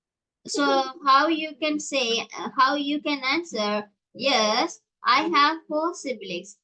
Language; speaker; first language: English; non-native, local second language; Tamil